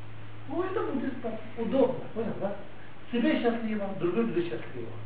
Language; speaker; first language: Russian; non-native, learner; Tibetan